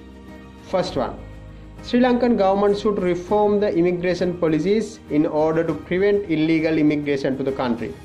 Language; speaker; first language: English; non-native, local second language; Sinhala